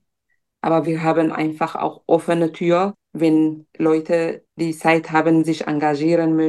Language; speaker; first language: German; non-native, fluent; Tigrinya